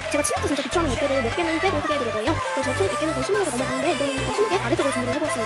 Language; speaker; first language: Korean; native; Korean